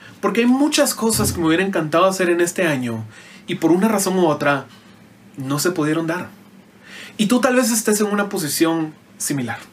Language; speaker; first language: Spanish; native; Spanish